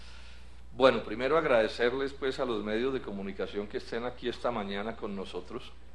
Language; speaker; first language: Spanish; native; Spanish